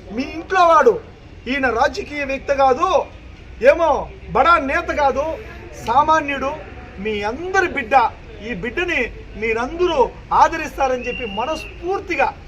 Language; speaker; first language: Telugu; native; Telugu